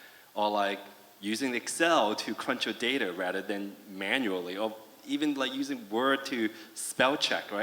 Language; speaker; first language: English; non-native, fluent; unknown